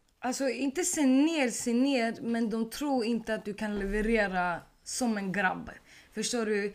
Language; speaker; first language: Swedish; early bilingual, other home language; Arabic